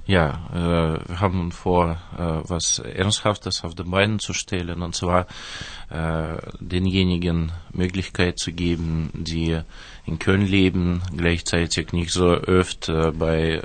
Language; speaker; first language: German; non-native, fluent; Russian